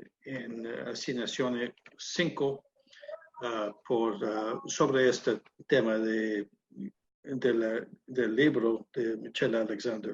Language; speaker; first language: Spanish; non-native, learner; English